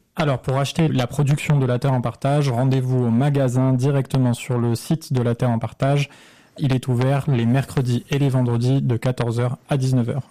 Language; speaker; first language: French; native; French